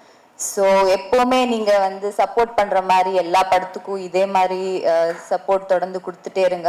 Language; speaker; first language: Tamil; early bilingual, heritage; Tamil